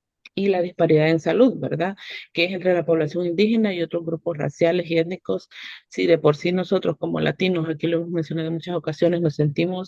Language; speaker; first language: Spanish; native; Spanish